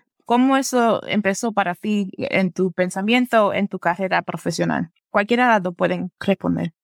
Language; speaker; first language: Spanish; early bilingual, heritage; Spanish